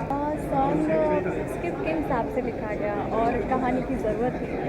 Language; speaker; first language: Hindi; native; Hindi